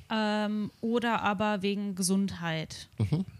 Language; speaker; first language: German; native; German